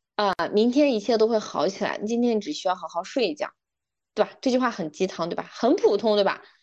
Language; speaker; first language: Chinese; non-native, local second language; Uyghur